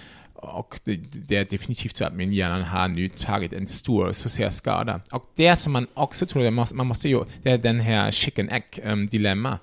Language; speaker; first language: Swedish; non-native, fluent; German